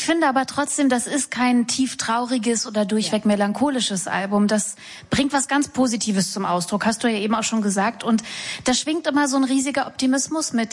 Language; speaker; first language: German; native; German